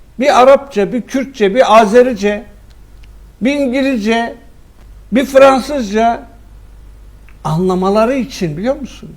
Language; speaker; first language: Turkish; native; Turkish